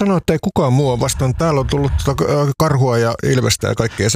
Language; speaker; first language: Finnish; native; Finnish